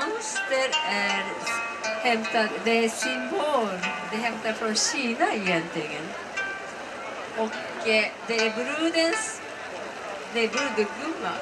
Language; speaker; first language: Swedish; non-native, learner; Japanese